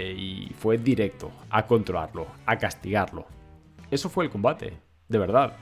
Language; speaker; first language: Spanish; native; Spanish